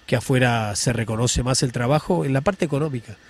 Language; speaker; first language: Spanish; native; Spanish